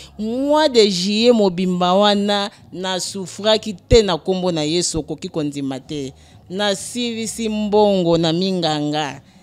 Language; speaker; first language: Lingala; native; Lingala